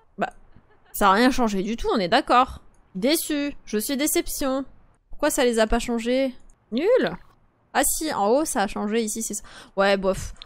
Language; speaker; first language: French; early bilingual, other home language; Polish